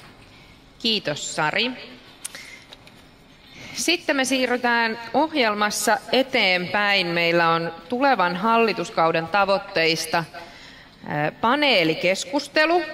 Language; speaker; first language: Finnish; native; Finnish